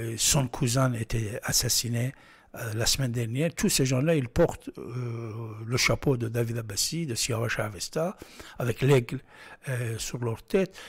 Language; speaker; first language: French; non-native, fluent; Persian